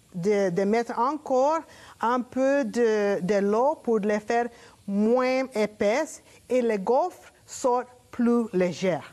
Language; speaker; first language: French; non-native, learner; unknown